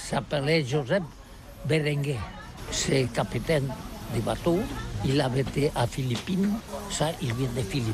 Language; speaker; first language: French; non-native, learner; Catalan